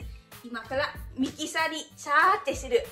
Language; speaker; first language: Japanese; non-native, learner; Lao